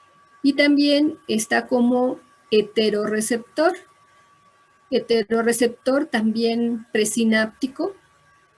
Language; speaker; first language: Spanish; native; Spanish